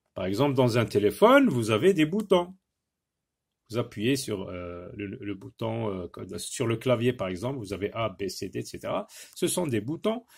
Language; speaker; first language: French; non-native, local second language; Arabic